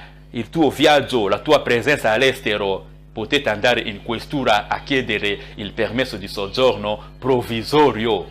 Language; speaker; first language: Italian; non-native, fluent; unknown